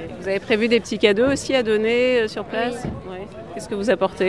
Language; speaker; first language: French; native; French